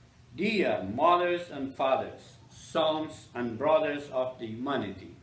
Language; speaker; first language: English; non-native, fluent; Portuguese